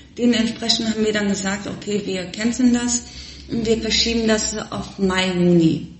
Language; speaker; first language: German; early bilingual, other home language; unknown